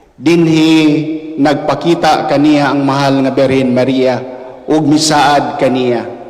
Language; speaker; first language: Cebuano; native; Cebuano